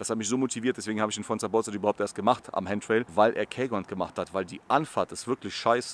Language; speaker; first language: German; native; German